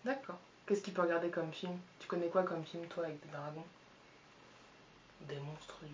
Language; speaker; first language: French; native; French